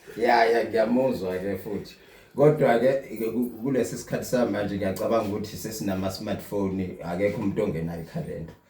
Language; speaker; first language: Zulu; non-native, local second language; Xhosa